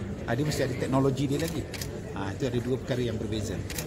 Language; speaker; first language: Malay; native; Malay